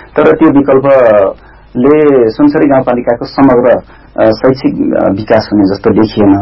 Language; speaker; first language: Nepali; non-native, local second language; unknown